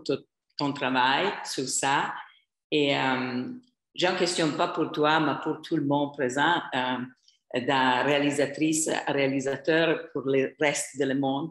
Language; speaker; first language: French; non-native, fluent; English